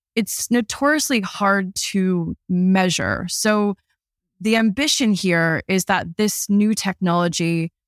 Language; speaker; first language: English; native; English